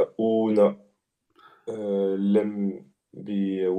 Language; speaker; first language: Arabic; non-native, learner; French